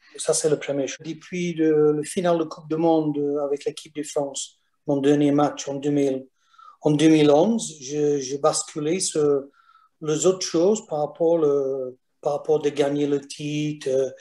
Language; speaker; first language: French; non-native, fluent; English